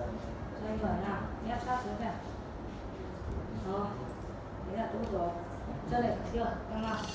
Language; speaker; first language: Vietnamese; native; Vietnamese